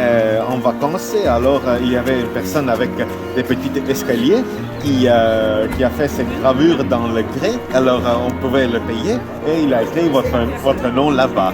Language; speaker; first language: French; non-native, fluent; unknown